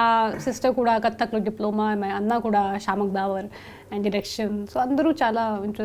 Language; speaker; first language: Telugu; non-native, learner; Hindi